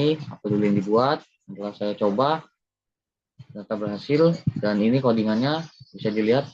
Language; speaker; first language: Indonesian; native; Indonesian